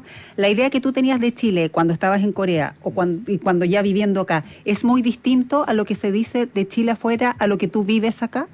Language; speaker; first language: Spanish; native; Spanish